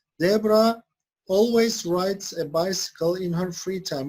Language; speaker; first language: English; non-native, fluent; Turkish